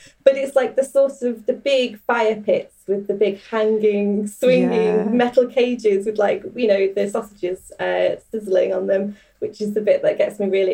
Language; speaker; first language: English; native; English